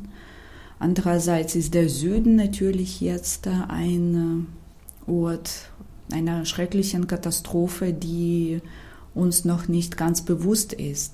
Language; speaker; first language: German; non-native, fluent; Ukrainian